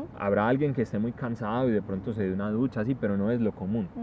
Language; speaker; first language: Spanish; native; Spanish